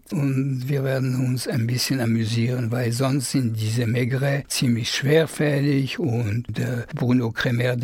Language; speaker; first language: German; non-native, fluent; French